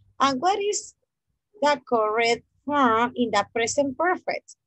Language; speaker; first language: English; non-native, fluent; Spanish